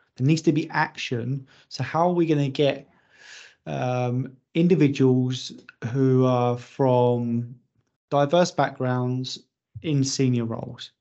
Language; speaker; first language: English; native; English